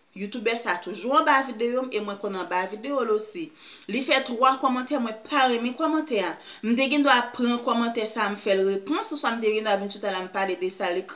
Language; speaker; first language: French; non-native, local second language; Haitian Creole